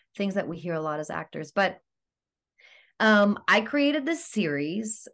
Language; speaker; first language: English; non-native, fluent; Greek